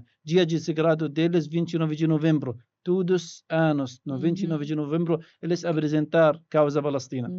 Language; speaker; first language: Portuguese; non-native, learner; Arabic